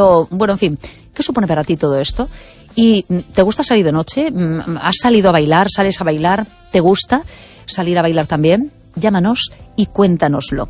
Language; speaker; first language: Spanish; native; Spanish